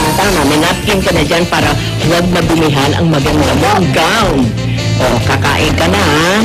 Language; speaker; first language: Filipino; non-native, local second language; Hiligaynon